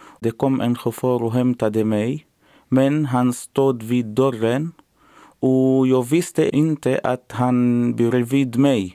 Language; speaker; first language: Swedish; non-native, learner; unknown